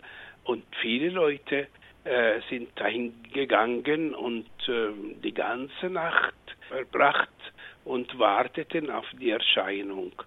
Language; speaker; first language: German; non-native, fluent; Arabic